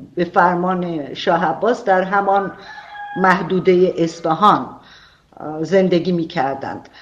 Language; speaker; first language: Persian; non-native, local second language; Armenian